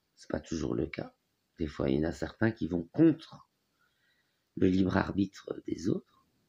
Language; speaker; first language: French; native; French